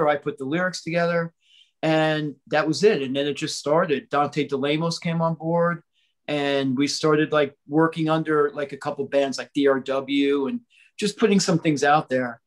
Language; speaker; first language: English; native; English